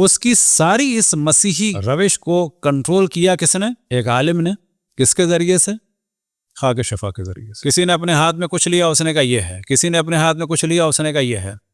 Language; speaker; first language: Urdu; native; Urdu